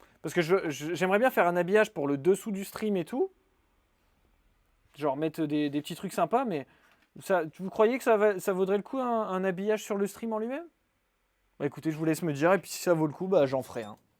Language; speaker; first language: French; native; French